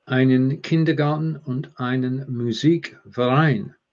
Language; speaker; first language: German; non-native, learner; English